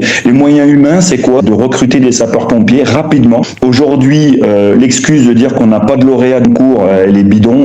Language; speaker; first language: French; native; French